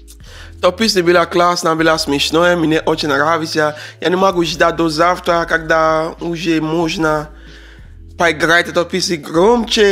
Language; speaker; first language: Russian; non-native, learner; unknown